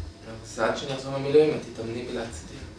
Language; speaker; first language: Hebrew; native; Hebrew